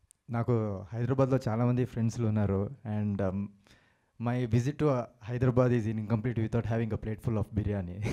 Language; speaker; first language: Telugu; non-native, learner; Kannada